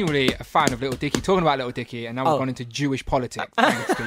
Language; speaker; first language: English; native; English